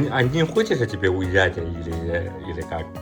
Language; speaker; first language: Russian; non-native, learner; Chinese